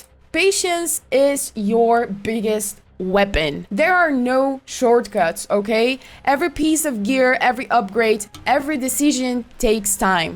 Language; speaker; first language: English; non-native, fluent; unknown